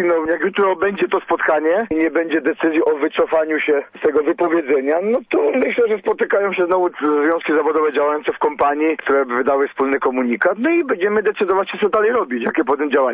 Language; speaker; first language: Polish; native; Polish